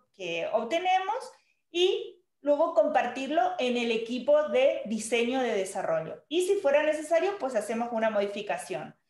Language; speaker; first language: Spanish; native; Spanish